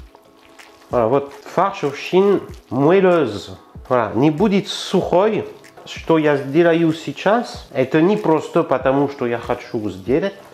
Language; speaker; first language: Russian; non-native, learner; French